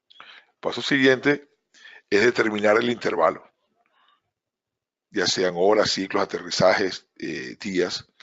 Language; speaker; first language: Spanish; native; Spanish